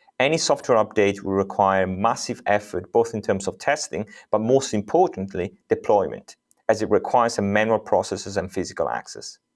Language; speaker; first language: English; non-native, fluent; Italian